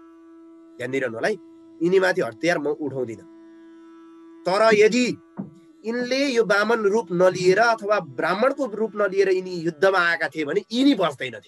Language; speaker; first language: Nepali; native; Nepali